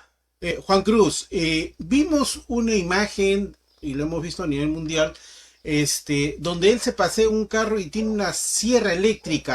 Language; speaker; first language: Spanish; native; Spanish